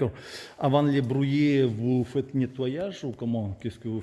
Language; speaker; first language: French; non-native, learner; Russian